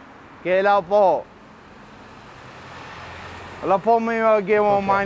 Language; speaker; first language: Chinese; non-native, learner; Russian